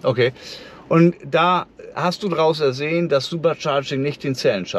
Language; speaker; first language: German; native; German